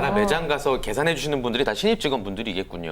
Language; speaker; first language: Korean; native; Korean